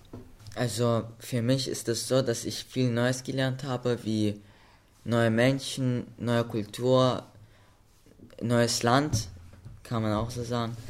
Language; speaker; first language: German; early bilingual, other home language; Russian